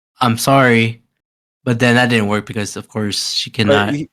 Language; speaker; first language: English; native; English